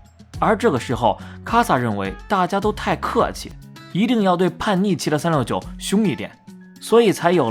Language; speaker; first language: Chinese; native; Chinese